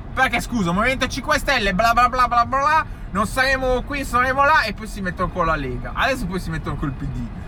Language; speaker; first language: Italian; native; Italian